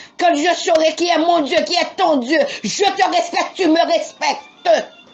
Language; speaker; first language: French; non-native, local second language; Haitian Creole